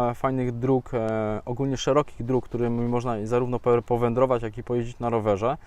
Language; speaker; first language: Polish; native; Polish